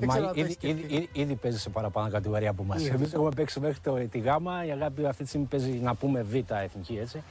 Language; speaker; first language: Greek; native; Greek